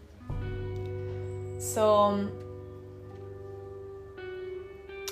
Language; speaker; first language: English; non-native, fluent; Spanish